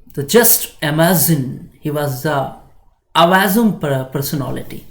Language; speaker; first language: English; non-native, local second language; Hindi